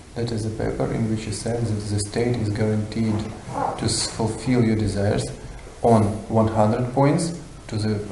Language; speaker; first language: English; non-native, fluent; Russian